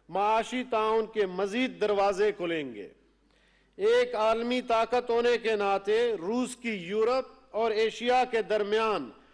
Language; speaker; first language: Urdu; non-native, local second language; Baluchi